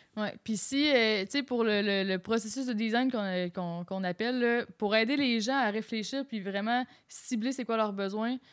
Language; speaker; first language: French; native; French